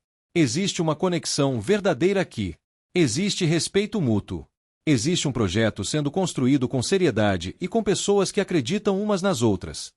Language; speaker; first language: Portuguese; native; Portuguese